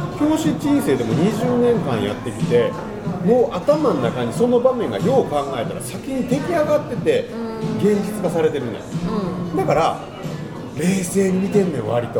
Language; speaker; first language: Japanese; native; Japanese